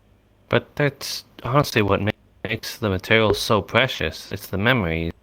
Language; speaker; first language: English; native; English